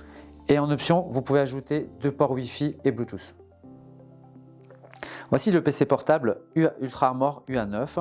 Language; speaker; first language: French; native; French